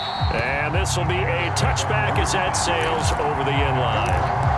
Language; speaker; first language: English; native; English